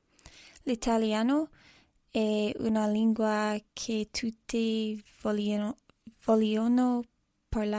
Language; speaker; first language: Italian; non-native, learner; English